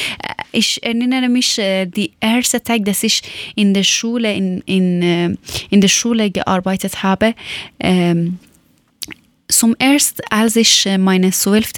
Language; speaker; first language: German; non-native, learner; Persian